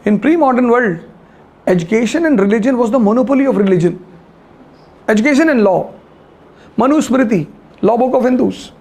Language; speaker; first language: English; non-native, local second language; Hindi